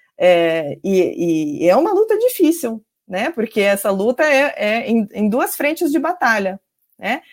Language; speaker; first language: Portuguese; non-native, fluent; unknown